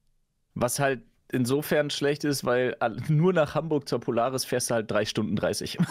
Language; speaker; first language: German; native; German